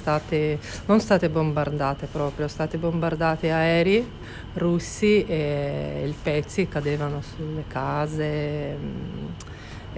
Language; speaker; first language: Italian; non-native, fluent; Ukrainian